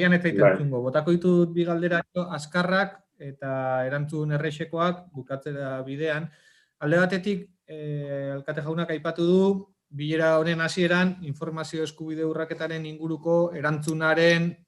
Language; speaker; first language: Basque; native; Basque